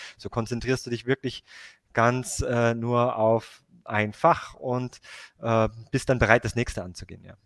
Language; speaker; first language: German; native; German